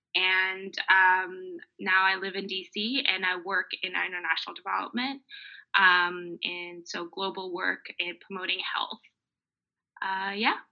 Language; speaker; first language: English; early bilingual, other home language; Mongolian